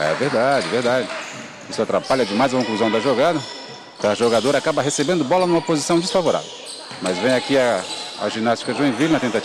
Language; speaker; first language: Portuguese; native; Portuguese